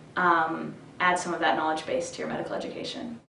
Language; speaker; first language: English; native; English